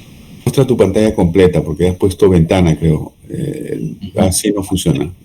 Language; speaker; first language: Spanish; native; Spanish